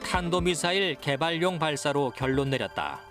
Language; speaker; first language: Korean; native; Korean